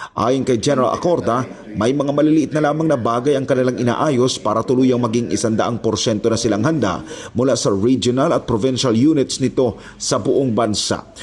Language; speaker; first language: Filipino; native; Filipino